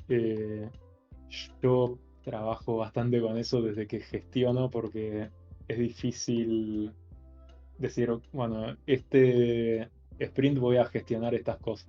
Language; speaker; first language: Spanish; native; Spanish